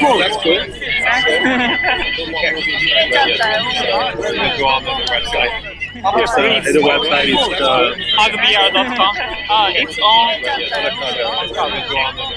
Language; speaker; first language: English; non-native, learner; Japanese